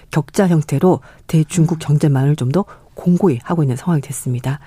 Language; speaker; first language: Korean; native; Korean